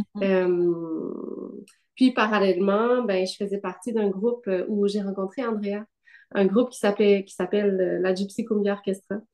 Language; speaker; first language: French; native; French